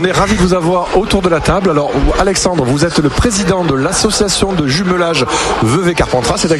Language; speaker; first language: French; native; French